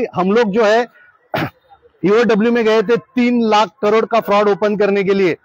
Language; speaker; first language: Hindi; non-native, local second language; Marathi